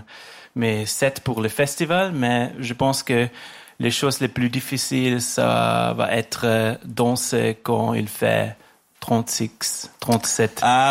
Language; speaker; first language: French; non-native, learner; German